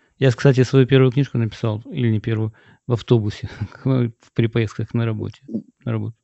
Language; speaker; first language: Russian; native; Russian